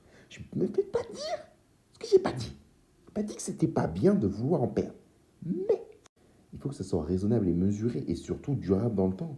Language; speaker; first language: French; native; French